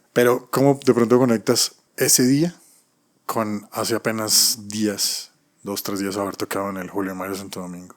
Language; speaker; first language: Spanish; native; Spanish